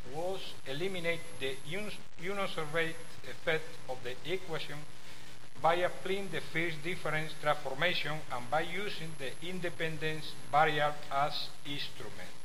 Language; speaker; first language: English; non-native, learner; Spanish